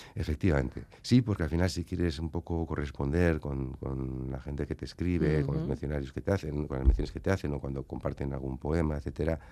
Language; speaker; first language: Spanish; native; Spanish